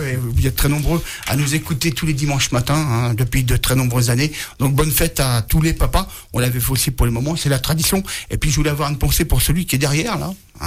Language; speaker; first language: French; native; French